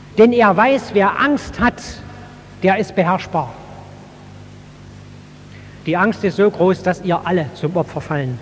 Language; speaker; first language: German; native; German